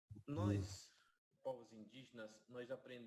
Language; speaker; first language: Portuguese; non-native, local second language; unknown